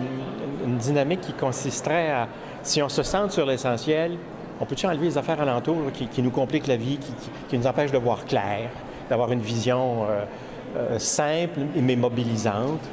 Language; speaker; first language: French; native; French